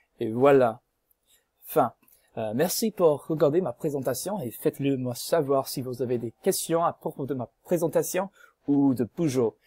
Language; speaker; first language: French; non-native, learner; English